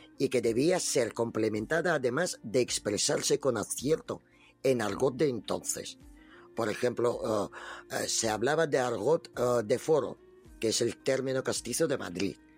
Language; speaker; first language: Spanish; non-native, fluent; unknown